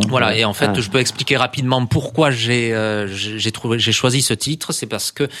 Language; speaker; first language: French; native; French